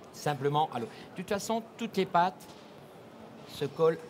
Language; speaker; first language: French; native; French